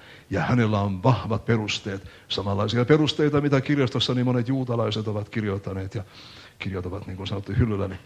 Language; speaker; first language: Finnish; native; Finnish